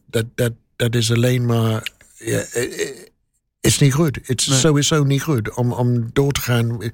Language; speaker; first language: Dutch; non-native, learner; English